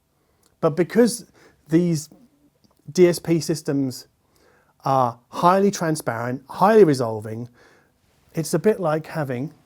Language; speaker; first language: English; native; English